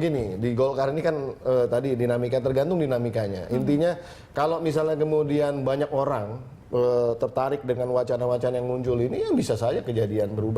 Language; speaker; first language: Indonesian; native; Indonesian